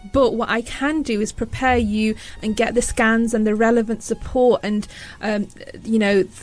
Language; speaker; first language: English; early bilingual, other home language; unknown